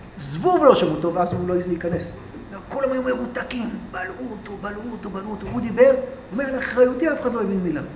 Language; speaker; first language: Hebrew; native; Hebrew